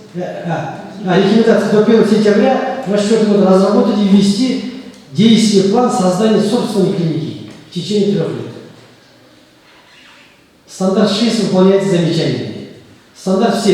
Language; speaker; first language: Russian; non-native, local second language; Kazakh